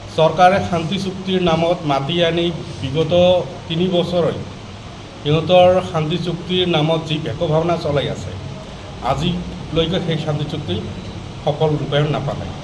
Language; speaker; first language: Assamese; non-native, local second language; Rangpuri